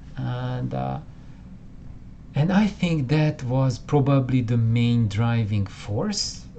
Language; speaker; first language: English; non-native, fluent; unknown